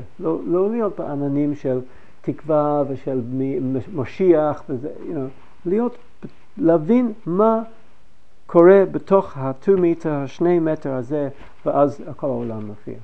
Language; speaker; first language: Hebrew; non-native, fluent; English